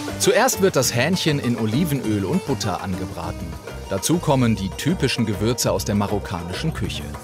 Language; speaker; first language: German; native; German